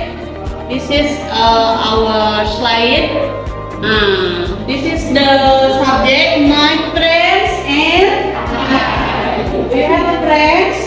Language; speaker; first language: English; non-native, learner; Indonesian